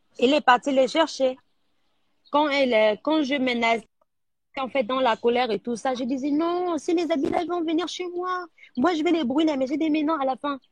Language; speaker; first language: French; non-native, local second language; Arabic